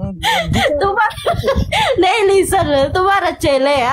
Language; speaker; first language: Hindi; non-native, learner; Pashto